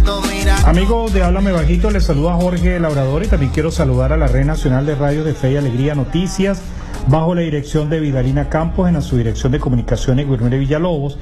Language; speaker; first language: Spanish; native; Spanish